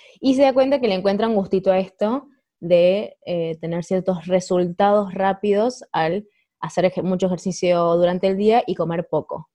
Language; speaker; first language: Spanish; native; Spanish